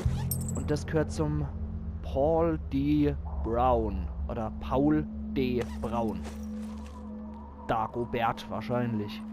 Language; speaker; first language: German; native; German